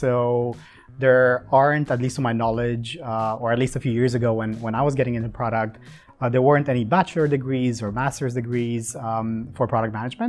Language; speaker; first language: English; non-native, fluent; Romanian